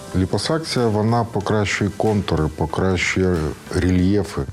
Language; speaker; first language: Ukrainian; non-native, local second language; Russian